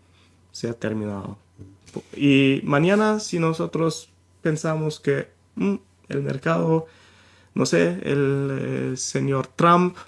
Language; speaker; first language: Spanish; non-native, fluent; German